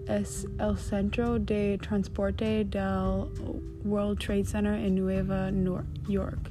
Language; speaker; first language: Spanish; non-native, learner; English